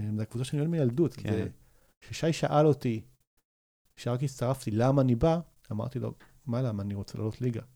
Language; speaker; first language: Hebrew; native; Hebrew